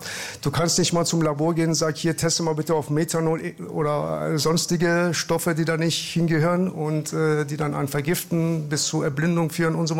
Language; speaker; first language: German; early bilingual, other home language; Persian